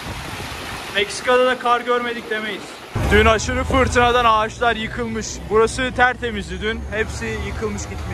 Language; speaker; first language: Turkish; native; Turkish